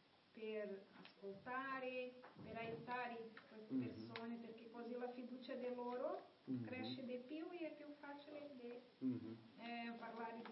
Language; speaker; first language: Italian; non-native, learner; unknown